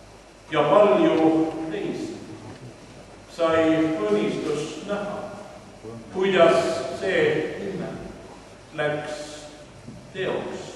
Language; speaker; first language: Estonian; non-native, learner; Swedish